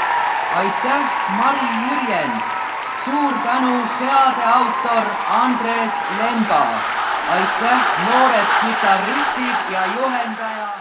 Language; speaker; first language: Estonian; native; Estonian